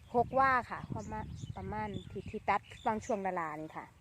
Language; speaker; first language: Thai; native; Thai